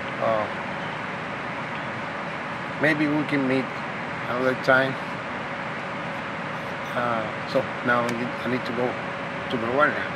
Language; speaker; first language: English; non-native, fluent; Spanish